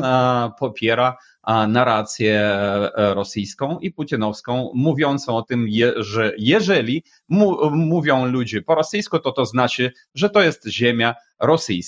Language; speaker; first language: Polish; non-native, fluent; Ukrainian